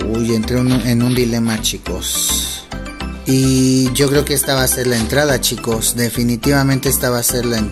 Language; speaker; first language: Spanish; native; Spanish